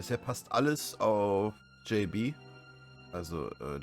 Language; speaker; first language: German; native; German